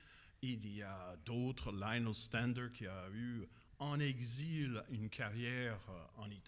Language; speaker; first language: French; non-native, fluent; English